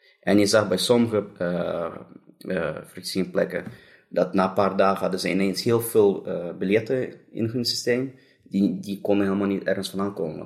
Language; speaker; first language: Dutch; non-native, fluent; Russian